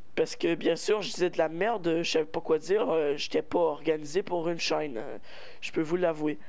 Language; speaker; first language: French; native; French